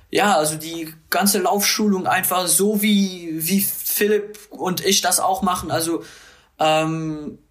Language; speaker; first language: German; non-native, local second language; Luxembourgish